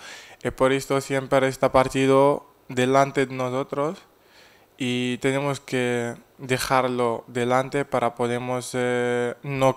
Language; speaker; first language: Spanish; non-native, fluent; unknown